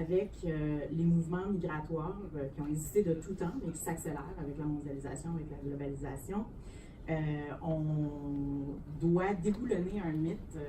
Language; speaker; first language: French; native; French